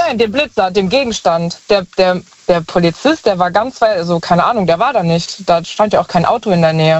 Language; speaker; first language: German; native; German